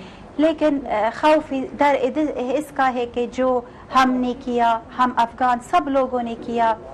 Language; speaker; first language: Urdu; non-native, fluent; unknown